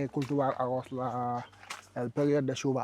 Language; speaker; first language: Spanish; non-native, learner; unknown